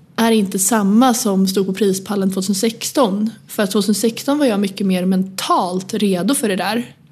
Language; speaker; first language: Swedish; native; Swedish